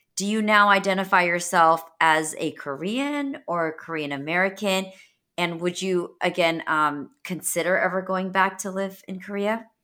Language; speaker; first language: English; native; English